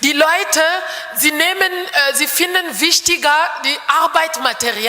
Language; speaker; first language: German; non-native, fluent; French